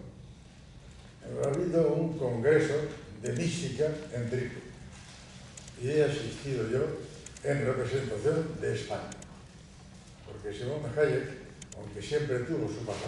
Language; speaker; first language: Spanish; native; Spanish